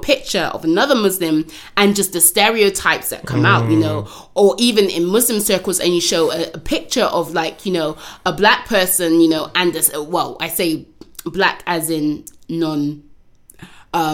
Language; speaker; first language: English; native; English